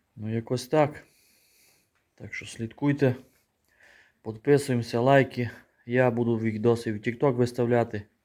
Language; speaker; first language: Ukrainian; native; Ukrainian